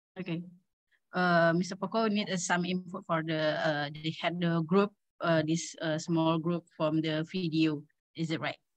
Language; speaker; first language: English; non-native, learner; Indonesian